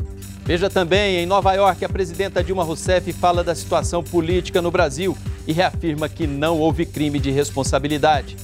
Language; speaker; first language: Portuguese; native; Portuguese